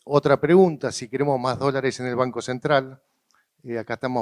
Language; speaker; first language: Spanish; native; Spanish